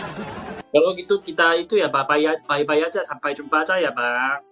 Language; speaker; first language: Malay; non-native, fluent; Korean